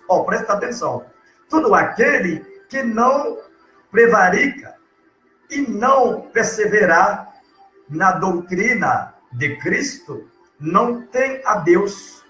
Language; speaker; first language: Portuguese; non-native, learner; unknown